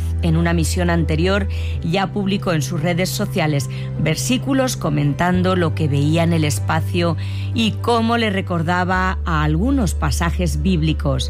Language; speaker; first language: Spanish; native; Spanish